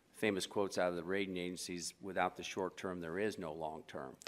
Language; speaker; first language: English; native; English